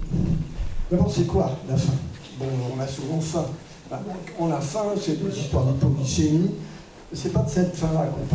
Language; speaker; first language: French; native; French